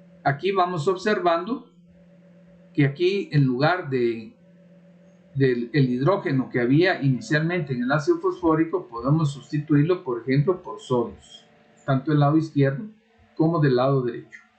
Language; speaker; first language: Spanish; native; Spanish